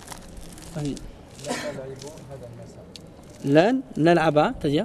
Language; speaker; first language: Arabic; early bilingual, heritage; Arabic